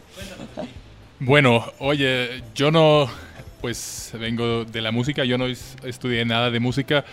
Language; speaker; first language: Spanish; non-native, fluent; German